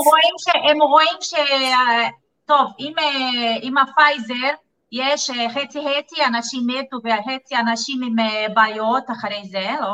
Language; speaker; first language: Hebrew; non-native, fluent; Portuguese